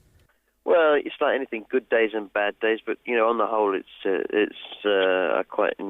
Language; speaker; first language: English; native; English